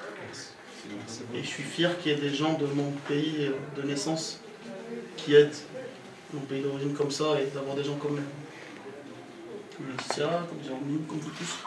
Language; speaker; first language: French; early bilingual, other home language; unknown